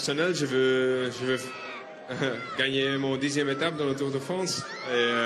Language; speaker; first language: French; non-native, local second language; Dutch